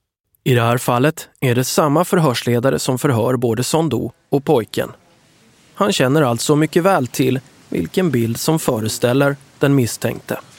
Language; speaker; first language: Swedish; native; Swedish